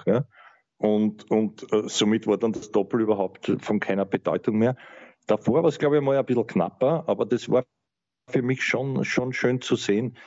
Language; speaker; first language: German; native; German